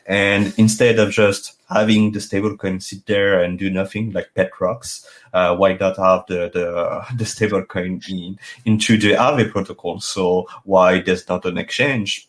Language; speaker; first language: English; non-native, fluent; French